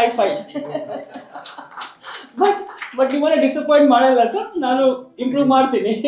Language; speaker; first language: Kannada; non-native, local second language; Urdu